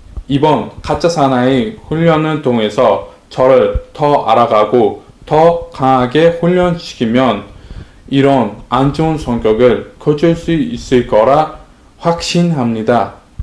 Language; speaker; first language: Korean; non-native, fluent; Uzbek